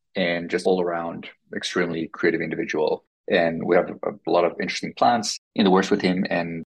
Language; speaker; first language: English; non-native, fluent; Finnish